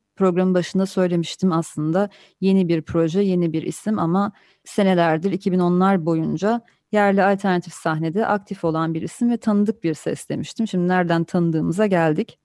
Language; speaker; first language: Turkish; native; Turkish